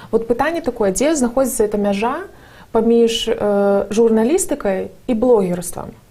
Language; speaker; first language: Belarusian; non-native, local second language; Russian